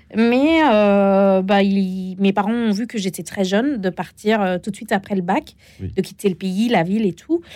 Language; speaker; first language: French; non-native, fluent; Arabic